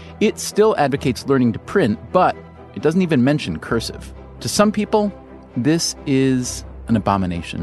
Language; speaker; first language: English; native; English